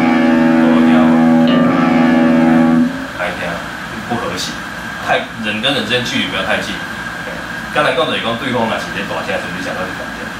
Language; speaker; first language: Chinese; native; Chinese